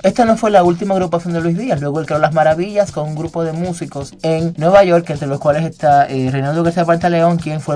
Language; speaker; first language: Spanish; native; Spanish